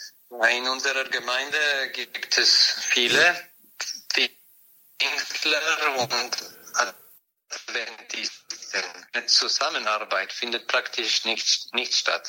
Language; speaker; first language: German; non-native, fluent; French